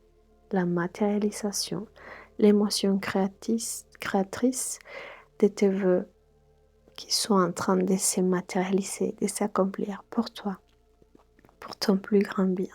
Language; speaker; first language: French; non-native, fluent; Spanish